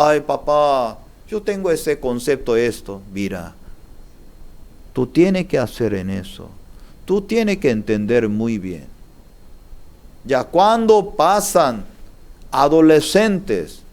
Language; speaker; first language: Spanish; non-native, learner; Korean